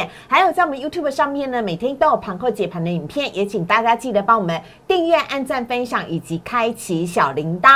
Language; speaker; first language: Chinese; native; Chinese